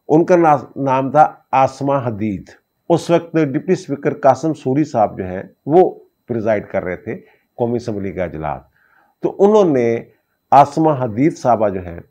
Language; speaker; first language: Urdu; non-native, local second language; Punjabi